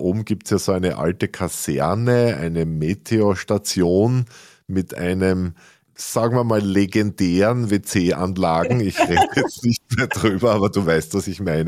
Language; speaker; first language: German; native; German